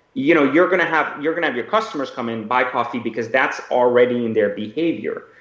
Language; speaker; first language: English; early bilingual, other home language; Persian